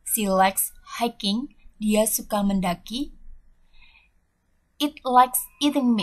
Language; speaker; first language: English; non-native, fluent; Indonesian